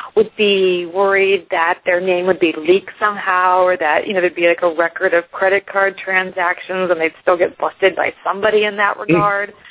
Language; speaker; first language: English; early bilingual, other home language; Icelandic